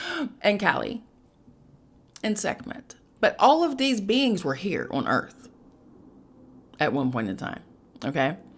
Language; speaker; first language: English; native; English